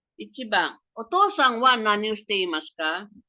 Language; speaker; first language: Japanese; non-native, fluent; Filipino